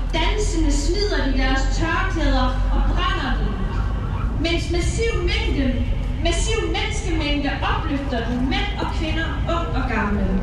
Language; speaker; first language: Danish; early bilingual, other home language; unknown